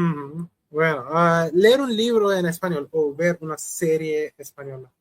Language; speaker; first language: Spanish; non-native, learner; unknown